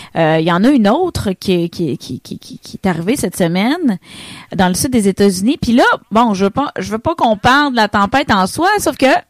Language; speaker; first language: French; native; French